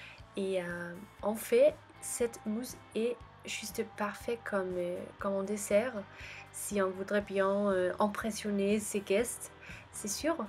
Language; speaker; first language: French; non-native, fluent; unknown